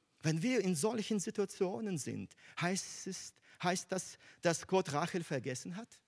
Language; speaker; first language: German; non-native, fluent; Russian